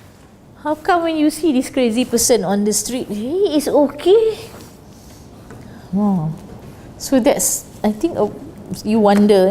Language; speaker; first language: English; non-native, fluent; Malay